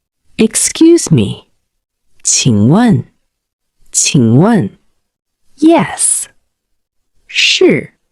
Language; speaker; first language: Chinese; non-native, learner; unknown